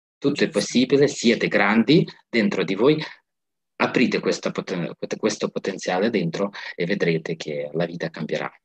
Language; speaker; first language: Italian; non-native, fluent; Ukrainian